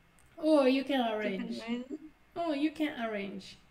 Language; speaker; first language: English; non-native, fluent; Japanese